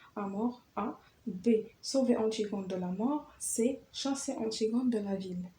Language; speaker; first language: French; non-native, local second language; Arabic